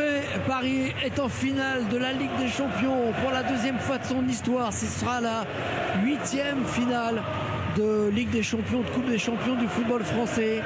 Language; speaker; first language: French; native; French